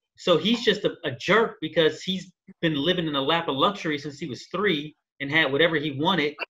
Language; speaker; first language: English; native; English